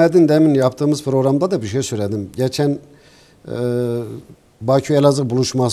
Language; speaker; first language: Turkish; native; Turkish